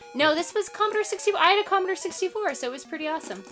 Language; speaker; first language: English; native; English